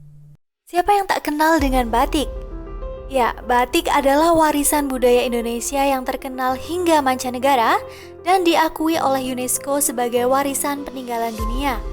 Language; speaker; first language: Indonesian; native; Indonesian